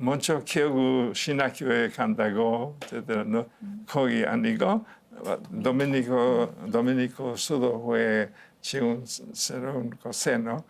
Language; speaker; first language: Korean; non-native, learner; Spanish